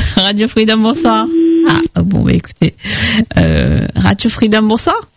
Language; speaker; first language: French; native; French